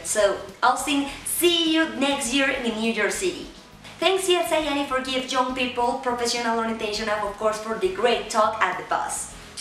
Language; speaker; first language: English; non-native, fluent; Spanish